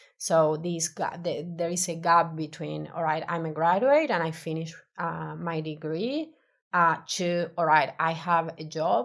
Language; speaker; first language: English; non-native, fluent; Spanish